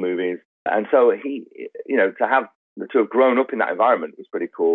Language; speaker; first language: English; native; English